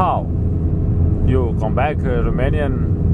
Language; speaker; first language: English; non-native, learner; Romanian